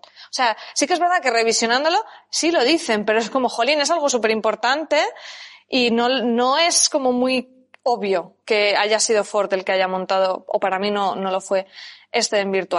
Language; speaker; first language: Spanish; native; Spanish